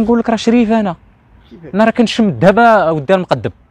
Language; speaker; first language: Arabic; native; Arabic